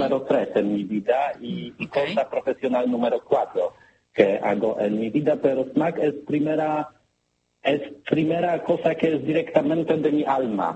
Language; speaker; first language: Spanish; non-native, learner; Polish